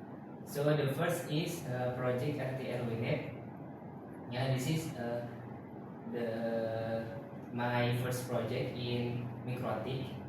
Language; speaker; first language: English; non-native, learner; Indonesian